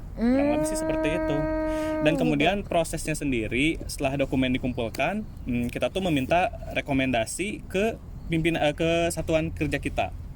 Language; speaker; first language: Indonesian; native; Indonesian